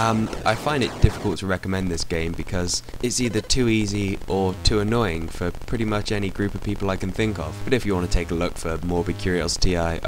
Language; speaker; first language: English; native; English